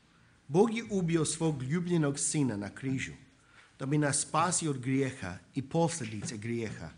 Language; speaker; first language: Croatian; non-native, fluent; English